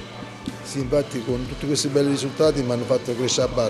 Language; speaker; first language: Italian; native; Italian